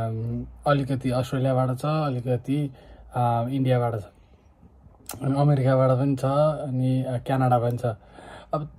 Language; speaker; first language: Nepali; native; Nepali